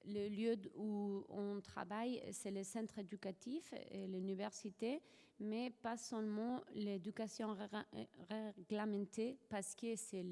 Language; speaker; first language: French; non-native, fluent; Spanish